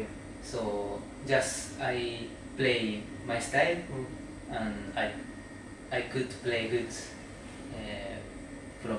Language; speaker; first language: English; non-native, learner; Japanese